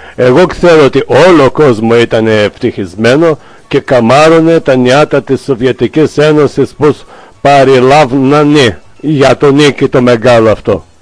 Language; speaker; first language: Greek; non-native, learner; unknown